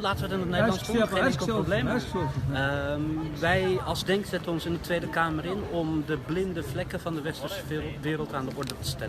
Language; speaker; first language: Dutch; early bilingual, other home language; Turkish